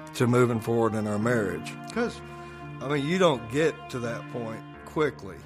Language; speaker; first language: English; native; English